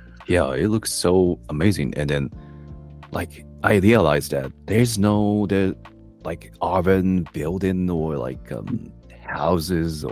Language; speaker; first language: English; non-native, learner; Japanese